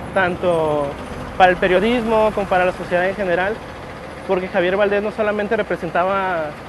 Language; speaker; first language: Spanish; native; Spanish